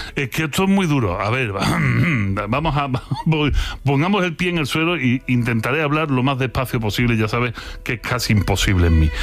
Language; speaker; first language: Spanish; native; Spanish